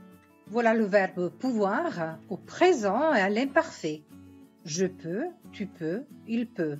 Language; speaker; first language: French; non-native, fluent; Italian